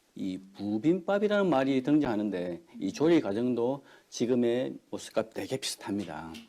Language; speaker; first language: Korean; native; Korean